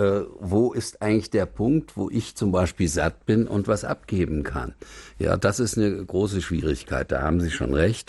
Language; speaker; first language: German; native; German